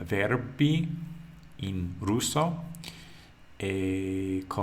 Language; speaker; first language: Italian; non-native, learner; English